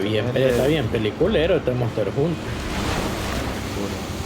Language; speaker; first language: Spanish; native; Spanish